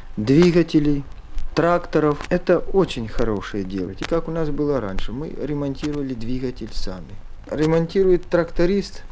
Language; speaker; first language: Russian; native; Russian